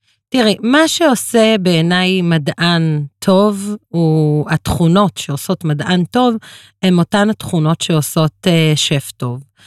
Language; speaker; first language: Hebrew; non-native, local second language; Arabic